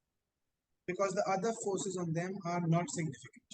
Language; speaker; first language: English; non-native, local second language; Urdu